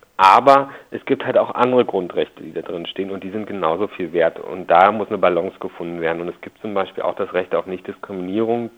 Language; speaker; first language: German; native; German